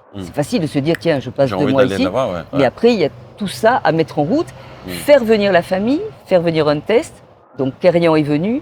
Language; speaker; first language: French; native; French